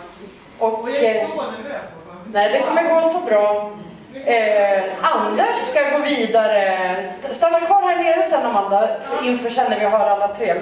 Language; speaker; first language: Swedish; native; Swedish